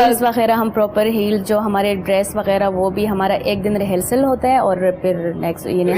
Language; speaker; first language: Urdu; non-native, local second language; Pashto